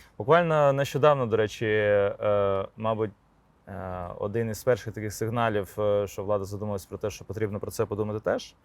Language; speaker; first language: Ukrainian; non-native, local second language; Crimean Tatar